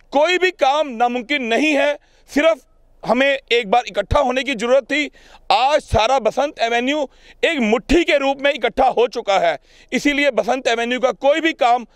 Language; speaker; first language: Hindi; non-native, local second language; Punjabi